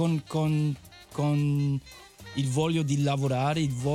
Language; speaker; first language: Italian; native; Italian